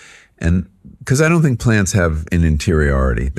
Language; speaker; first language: English; native; English